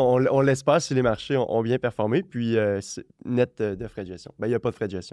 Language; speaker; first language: French; native; French